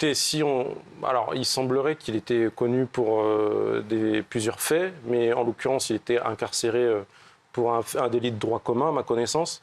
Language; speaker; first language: French; native; French